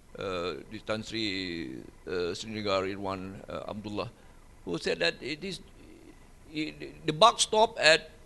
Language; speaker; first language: English; non-native, local second language; Malay